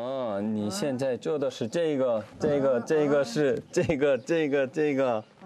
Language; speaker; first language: Chinese; non-native, fluent; Korean